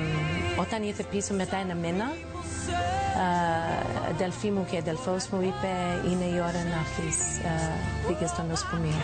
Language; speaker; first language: Greek; early bilingual, heritage; English